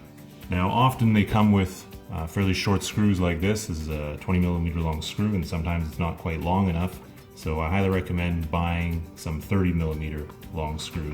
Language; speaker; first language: English; native; English